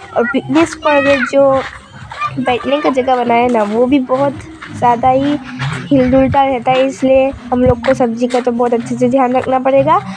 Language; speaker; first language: Hindi; non-native, local second language; Manipuri